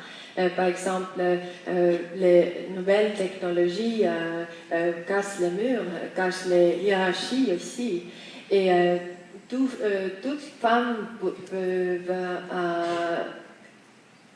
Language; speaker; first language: French; non-native, fluent; Estonian